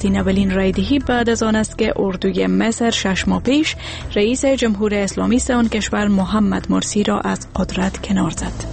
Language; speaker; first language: Persian; native; Persian